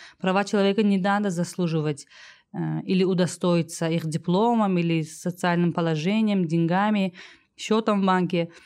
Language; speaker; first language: Russian; non-native, local second language; Tajik